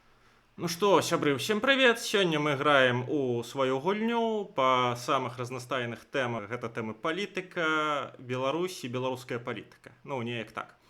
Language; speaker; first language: Belarusian; non-native, local second language; Russian